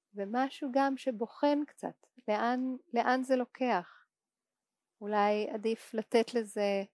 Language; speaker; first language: Hebrew; native; Hebrew